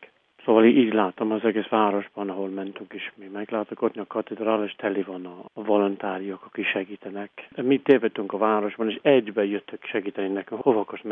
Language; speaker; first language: Hungarian; non-native, learner; English